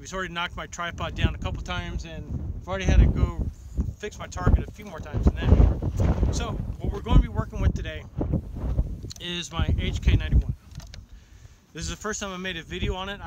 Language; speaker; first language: English; native; English